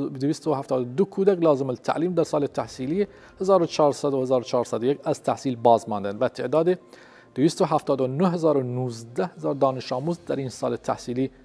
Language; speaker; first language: Persian; non-native, local second language; Central Kurdish